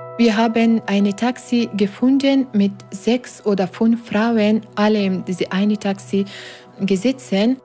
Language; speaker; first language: German; non-native, learner; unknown